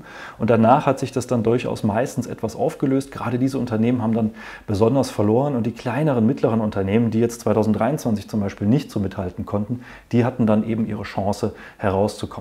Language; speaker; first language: German; native; German